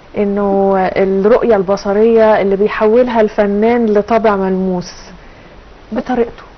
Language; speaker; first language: Egyptian Arabic; native; Egyptian Arabic